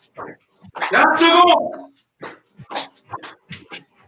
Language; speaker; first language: French; native; French